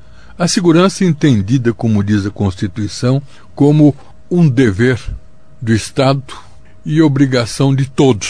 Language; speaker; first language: Portuguese; native; Portuguese